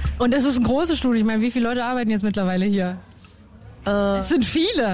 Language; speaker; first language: German; native; German